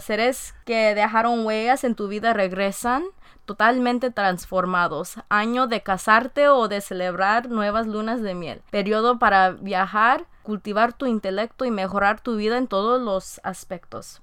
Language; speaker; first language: Spanish; early bilingual, heritage; Spanish